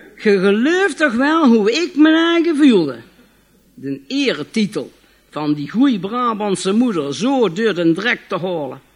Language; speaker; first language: Dutch; native; Dutch